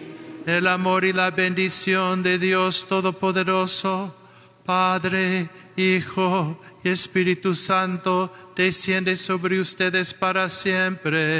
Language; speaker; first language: Spanish; non-native, fluent; English